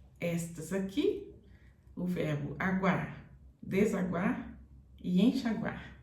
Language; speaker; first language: Portuguese; native; Portuguese